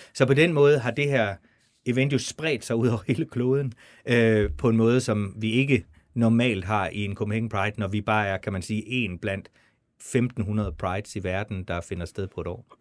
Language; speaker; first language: Danish; native; Danish